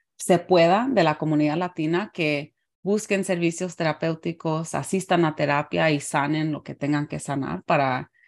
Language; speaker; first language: Spanish; early bilingual, heritage; Spanish